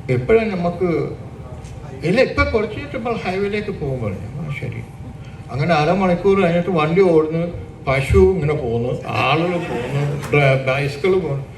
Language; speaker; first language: Malayalam; early bilingual, heritage; Malayalam